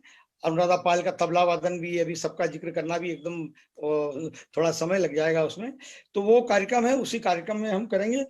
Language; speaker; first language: Hindi; native; Hindi